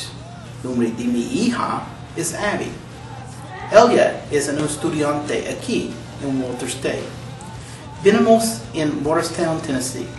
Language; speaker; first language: Spanish; non-native, learner; English